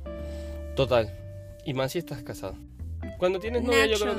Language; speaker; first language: Spanish; native; Spanish